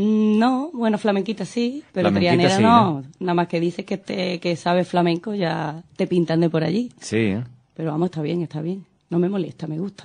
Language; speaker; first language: Spanish; native; Spanish